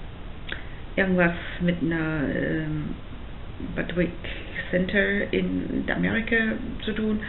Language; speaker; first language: German; non-native, fluent; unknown